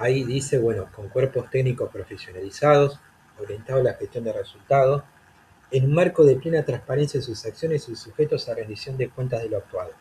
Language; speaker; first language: Spanish; native; Spanish